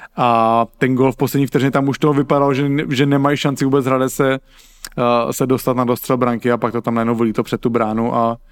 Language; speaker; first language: Czech; native; Czech